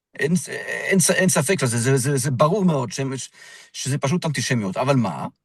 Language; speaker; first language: Hebrew; non-native, fluent; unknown